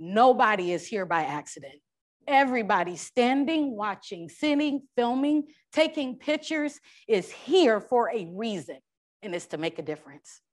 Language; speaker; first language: English; native; English